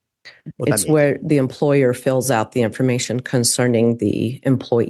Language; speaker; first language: English; native; English